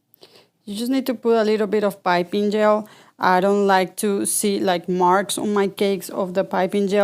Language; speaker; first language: English; non-native, fluent; Spanish